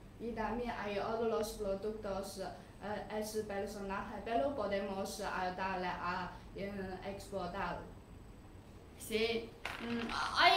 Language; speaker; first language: Spanish; non-native, learner; Chinese